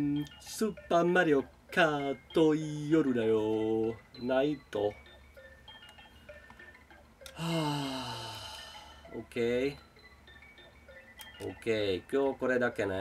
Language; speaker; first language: Japanese; non-native, learner; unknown